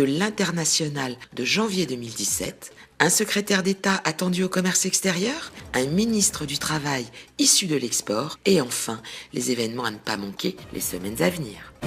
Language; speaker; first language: French; native; French